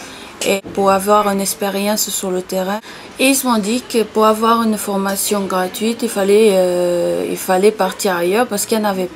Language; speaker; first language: French; non-native, fluent; Portuguese